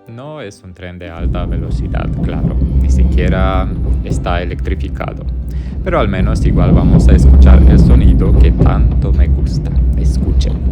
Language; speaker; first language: Spanish; non-native, fluent; Romanian